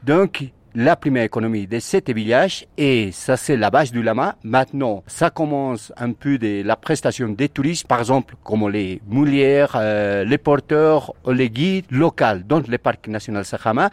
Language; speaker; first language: French; non-native, learner; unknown